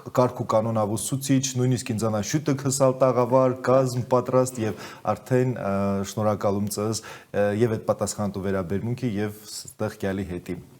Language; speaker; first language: Armenian; native; Armenian